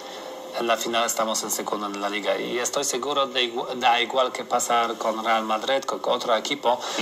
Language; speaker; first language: Spanish; non-native, learner; Polish